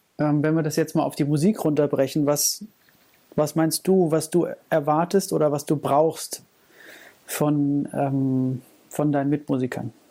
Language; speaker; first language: German; native; German